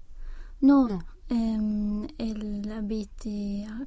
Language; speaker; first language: French; non-native, learner; Spanish